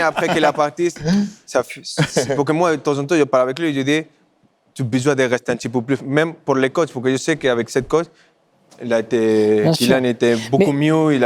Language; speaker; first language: French; non-native, fluent; Spanish